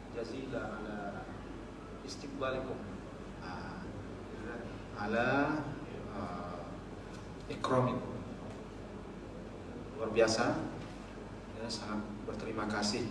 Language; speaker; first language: Indonesian; native; Indonesian